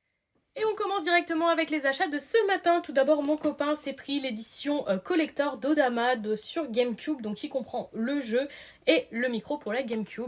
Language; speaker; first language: French; native; French